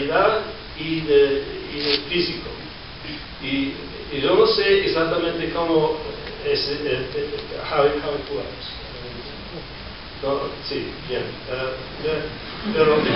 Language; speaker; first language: Spanish; non-native, learner; English